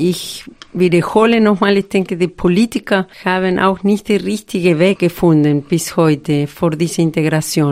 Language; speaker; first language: German; non-native, fluent; Spanish